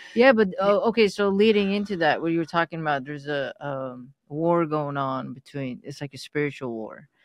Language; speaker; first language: English; non-native, fluent; Persian